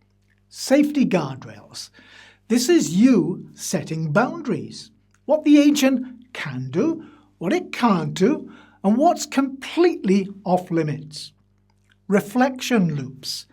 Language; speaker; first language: English; native; English